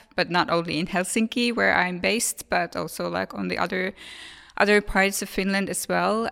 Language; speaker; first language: English; non-native, fluent; Finnish